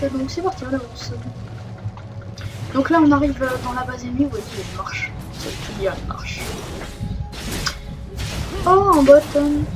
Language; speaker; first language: French; native; French